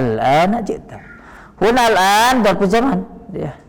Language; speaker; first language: Arabic; non-native, fluent; Indonesian